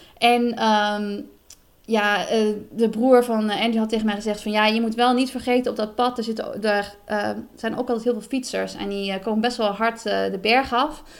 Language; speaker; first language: Dutch; native; Dutch